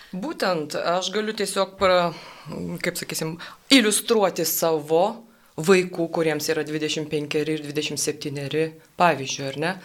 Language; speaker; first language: Lithuanian; native; Lithuanian